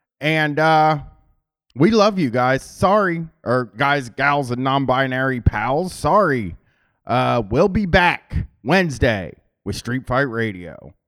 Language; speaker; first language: English; native; English